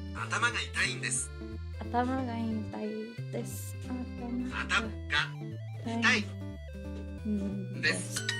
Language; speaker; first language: Japanese; non-native, learner; Filipino